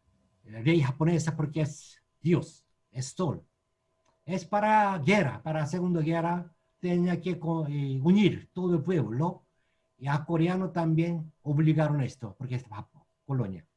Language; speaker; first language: Spanish; non-native, learner; Korean